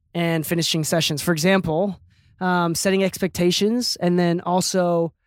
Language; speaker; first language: English; early bilingual, other home language; Japanese